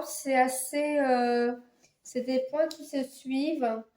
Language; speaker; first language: French; native; French